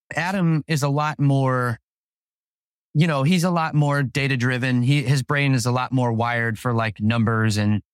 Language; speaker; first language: English; native; English